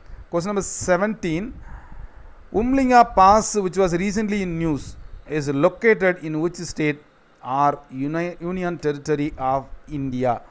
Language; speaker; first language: English; non-native, local second language; Tamil